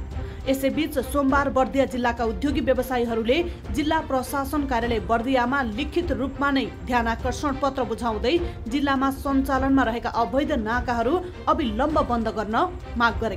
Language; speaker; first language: Nepali; native; Nepali